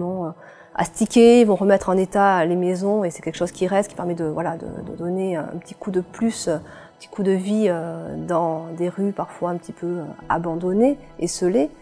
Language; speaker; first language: French; native; French